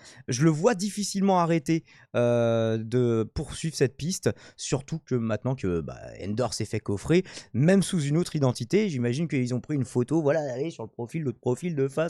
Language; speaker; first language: French; native; French